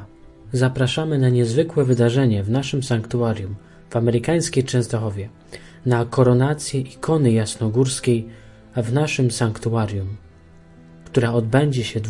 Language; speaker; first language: Polish; native; Polish